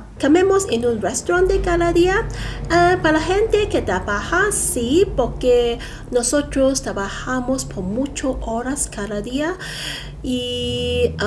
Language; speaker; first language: Spanish; non-native, learner; Cantonese